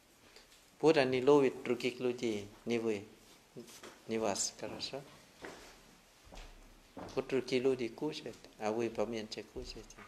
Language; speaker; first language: Russian; non-native, learner; Thai